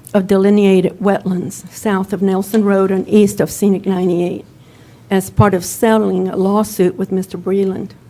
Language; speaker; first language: English; non-native, fluent; Spanish